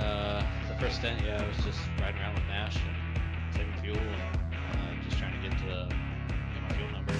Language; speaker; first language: English; native; English